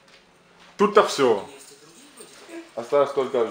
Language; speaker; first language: Russian; non-native, learner; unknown